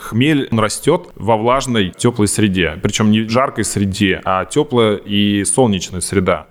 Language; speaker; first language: Russian; native; Russian